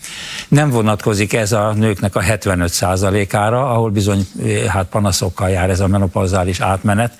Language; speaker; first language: Hungarian; native; Hungarian